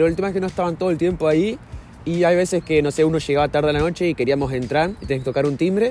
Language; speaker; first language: Spanish; native; Spanish